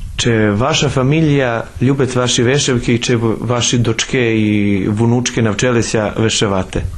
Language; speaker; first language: Ukrainian; early bilingual, heritage; Ukrainian